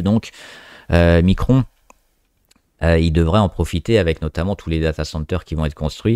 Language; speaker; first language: French; native; French